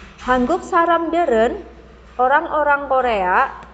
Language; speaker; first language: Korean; non-native, fluent; Indonesian